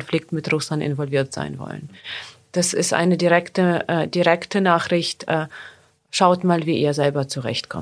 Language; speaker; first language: German; non-native, fluent; Ukrainian